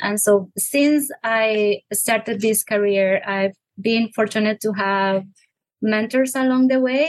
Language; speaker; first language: English; non-native, fluent; Spanish